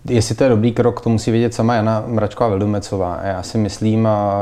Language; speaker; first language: Czech; native; Czech